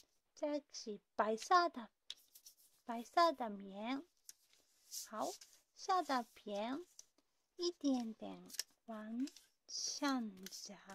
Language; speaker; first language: Chinese; non-native, learner; Japanese